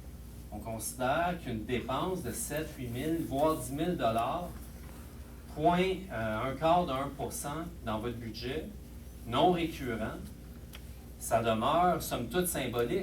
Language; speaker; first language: French; native; French